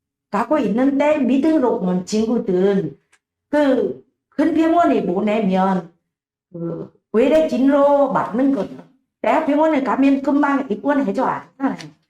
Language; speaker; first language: Korean; non-native, learner; Vietnamese